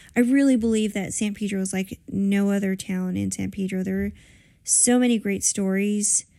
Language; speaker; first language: English; native; English